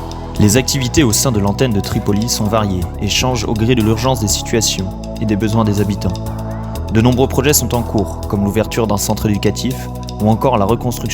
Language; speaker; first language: French; native; French